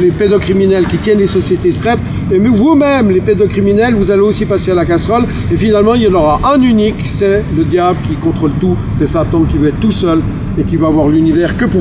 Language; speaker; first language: French; native; French